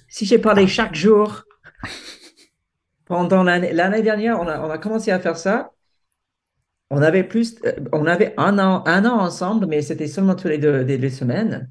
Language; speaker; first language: French; non-native, fluent; English